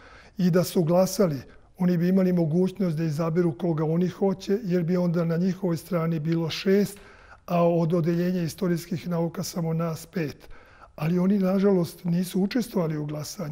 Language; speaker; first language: Serbian; native; Serbian